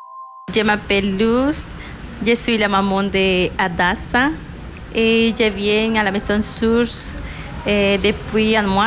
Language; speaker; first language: French; non-native, learner; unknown